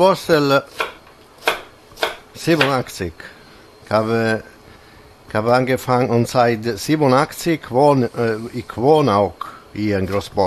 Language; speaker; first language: German; non-native, fluent; Italian